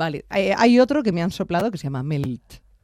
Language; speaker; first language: Spanish; native; Spanish